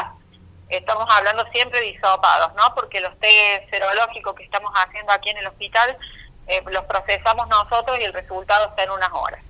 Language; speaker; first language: Spanish; native; Spanish